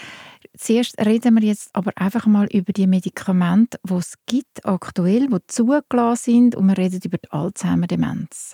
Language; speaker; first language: German; native; German